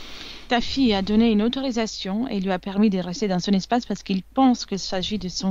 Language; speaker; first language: French; non-native, fluent; Italian